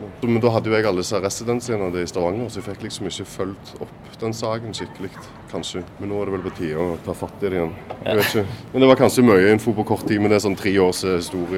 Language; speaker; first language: Norwegian; native; Norwegian